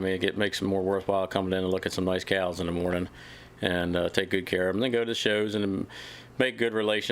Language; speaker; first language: English; native; English